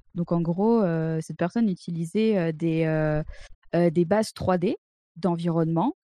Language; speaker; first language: French; native; French